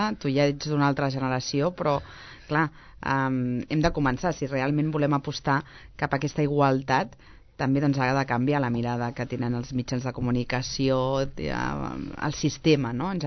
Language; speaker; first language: Catalan; native; Catalan